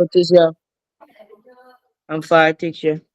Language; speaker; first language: English; non-native, learner; Vietnamese